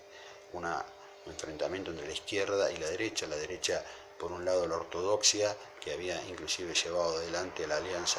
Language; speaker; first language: Spanish; native; Spanish